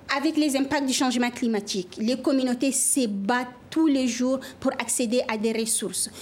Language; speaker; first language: French; non-native, local second language; Fula